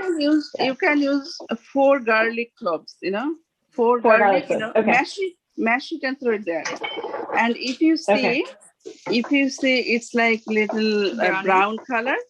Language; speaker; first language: English; non-native, fluent; Bangla